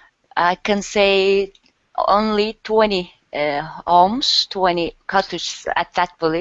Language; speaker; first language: English; non-native, learner; Turkish